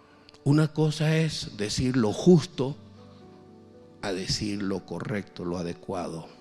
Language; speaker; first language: Spanish; native; Spanish